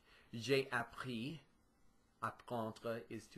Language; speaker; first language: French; non-native, learner; English